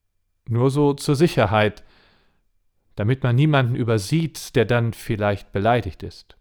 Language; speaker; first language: German; native; German